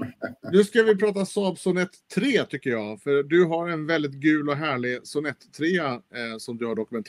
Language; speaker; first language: Swedish; native; Swedish